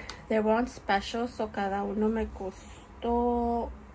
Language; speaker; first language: English; early bilingual, other home language; Spanish